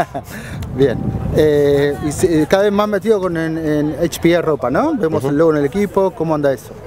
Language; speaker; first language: Spanish; native; Spanish